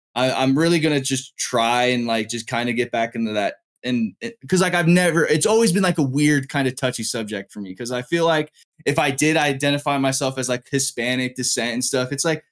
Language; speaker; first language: English; native; English